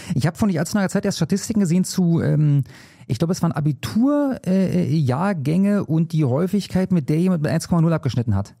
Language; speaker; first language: German; native; German